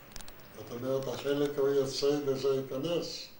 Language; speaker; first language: Hebrew; non-native, fluent; Yiddish